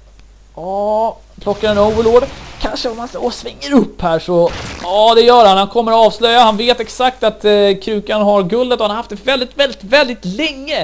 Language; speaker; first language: Swedish; native; Swedish